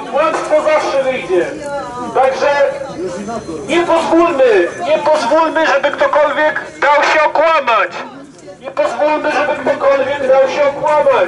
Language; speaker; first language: Polish; native; Polish